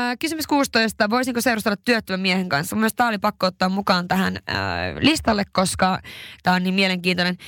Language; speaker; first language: Finnish; early bilingual, heritage; Swedish